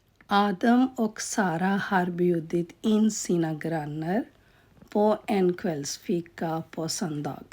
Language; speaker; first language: Swedish; non-native, fluent; Urdu